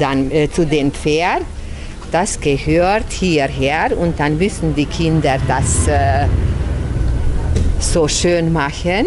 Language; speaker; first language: German; non-native, local second language; Hungarian